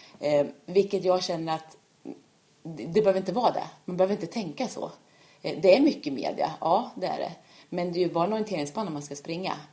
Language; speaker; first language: Swedish; native; Swedish